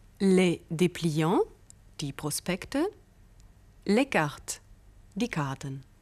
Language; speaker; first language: French; non-native, fluent; German